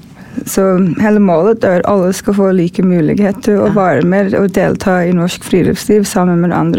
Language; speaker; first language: Norwegian; non-native, fluent; English